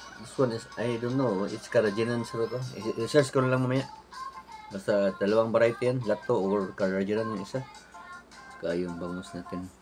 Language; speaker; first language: Filipino; non-native, local second language; Cebuano